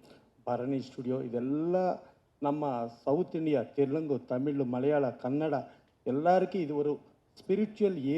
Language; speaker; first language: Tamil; non-native, learner; Telugu